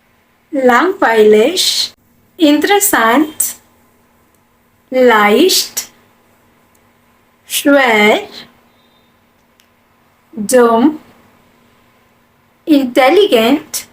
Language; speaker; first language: German; non-native, learner; Hindi